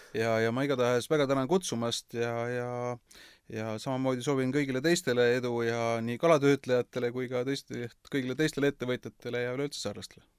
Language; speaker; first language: Estonian; native; Estonian